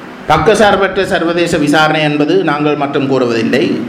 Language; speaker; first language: Tamil; native; Tamil